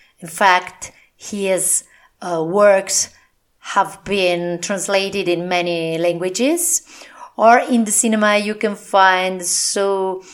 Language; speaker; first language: English; non-native, fluent; Italian